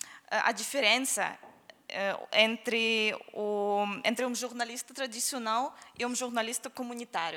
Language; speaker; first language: Portuguese; non-native, fluent; German